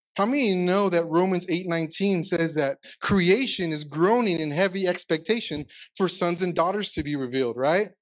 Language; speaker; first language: English; native; English